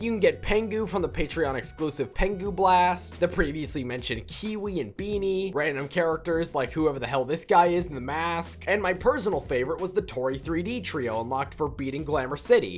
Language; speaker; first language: English; native; English